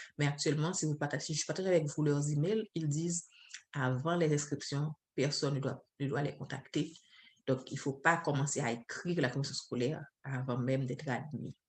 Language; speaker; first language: French; non-native, local second language; Haitian Creole